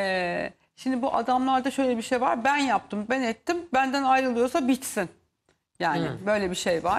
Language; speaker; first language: Turkish; native; Turkish